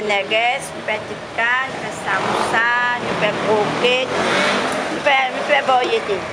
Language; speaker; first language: French; non-native, learner; Morisyen